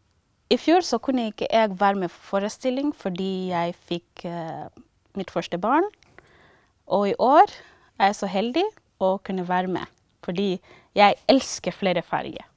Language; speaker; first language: Norwegian; non-native, learner; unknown